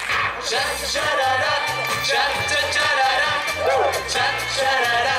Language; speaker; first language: Japanese; non-native, fluent; Thai